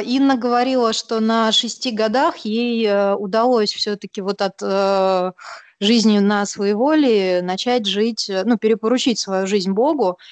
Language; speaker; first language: Russian; native; Russian